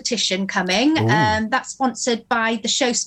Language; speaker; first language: English; native; English